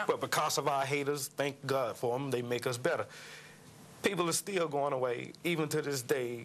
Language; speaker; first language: English; native; English